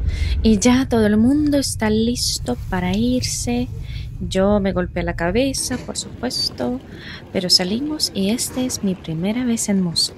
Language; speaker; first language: Spanish; non-native, fluent; Russian